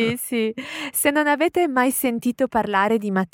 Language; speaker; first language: Italian; native; Italian